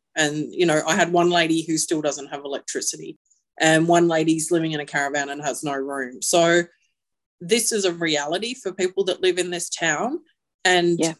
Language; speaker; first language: English; native; English